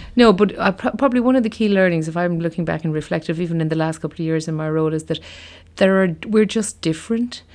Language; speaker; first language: English; native; English